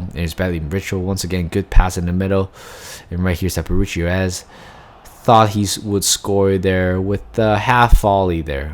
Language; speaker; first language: English; non-native, fluent; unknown